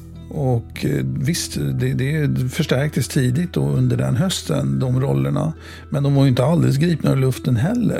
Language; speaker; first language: Swedish; native; Swedish